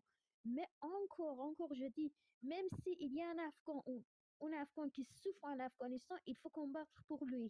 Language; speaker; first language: French; non-native, fluent; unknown